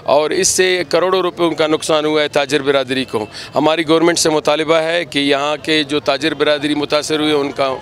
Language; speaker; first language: Urdu; non-native, local second language; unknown